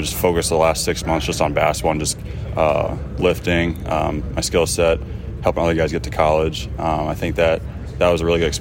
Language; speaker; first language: English; native; English